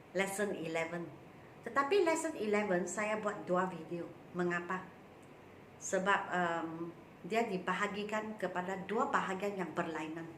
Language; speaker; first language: Malay; non-native, local second language; Chinese